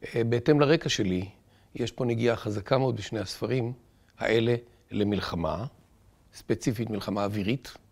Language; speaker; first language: Hebrew; native; Hebrew